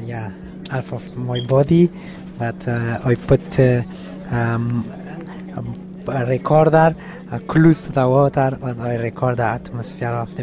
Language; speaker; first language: English; non-native, learner; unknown